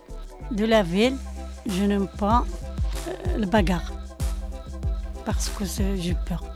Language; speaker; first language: French; non-native, learner; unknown